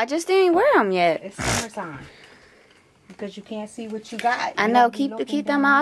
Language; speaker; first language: English; native; English